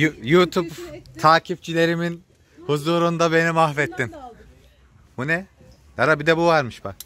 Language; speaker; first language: Turkish; native; Turkish